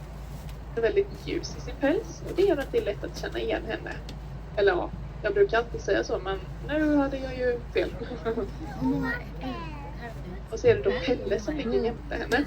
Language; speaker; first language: Swedish; native; Swedish